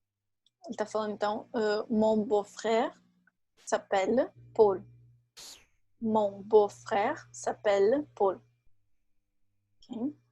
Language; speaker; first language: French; non-native, fluent; Portuguese